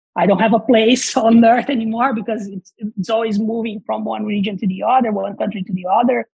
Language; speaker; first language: English; non-native, fluent; Portuguese